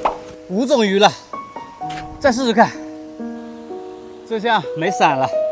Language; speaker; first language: Chinese; native; Chinese